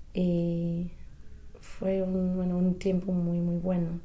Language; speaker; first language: Spanish; non-native, fluent; English